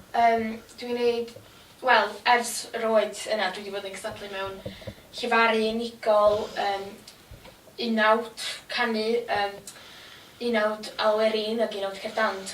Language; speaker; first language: Welsh; native; Welsh